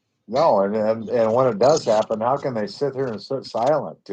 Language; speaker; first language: English; native; English